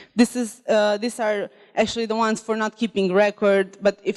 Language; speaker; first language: English; non-native, fluent; Romanian